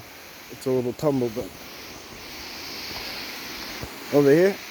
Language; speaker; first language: English; native; English